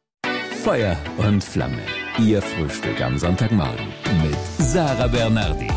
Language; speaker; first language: German; native; German